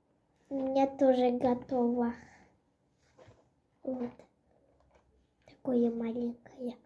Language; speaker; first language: Russian; early bilingual, heritage; Russian